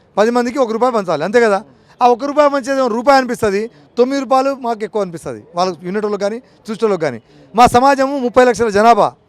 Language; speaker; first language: Telugu; non-native, local second language; Lambadi